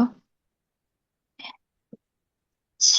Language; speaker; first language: Chinese; non-native, learner; Indonesian